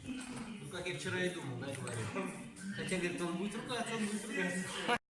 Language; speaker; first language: Russian; native; Russian